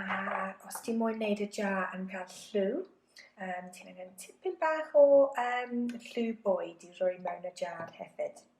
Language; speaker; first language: Welsh; non-native, local second language; English